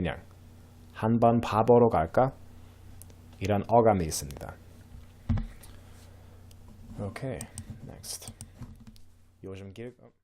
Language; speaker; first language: Korean; non-native, fluent; English